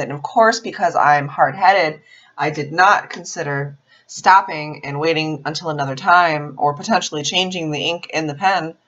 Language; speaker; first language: English; native; English